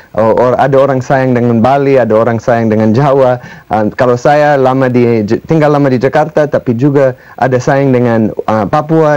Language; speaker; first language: Indonesian; non-native, fluent; English